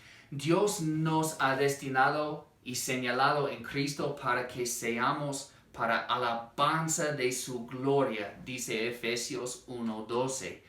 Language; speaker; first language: Spanish; non-native, fluent; English